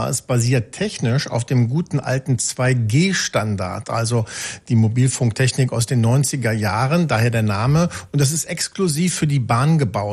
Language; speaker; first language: German; native; German